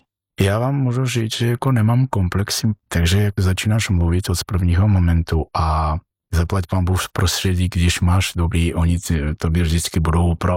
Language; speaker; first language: Czech; non-native, learner; Georgian